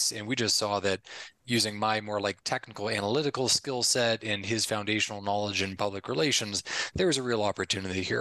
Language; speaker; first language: English; native; English